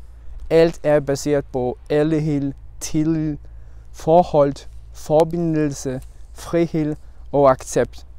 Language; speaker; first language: Danish; non-native, learner; Polish